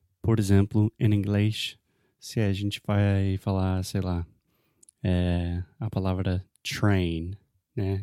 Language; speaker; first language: Portuguese; non-native, fluent; English